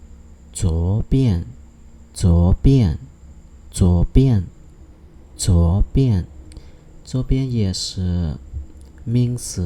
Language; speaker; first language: Chinese; non-native, fluent; Khmer